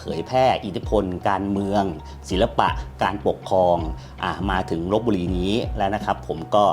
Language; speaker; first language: Thai; native; Thai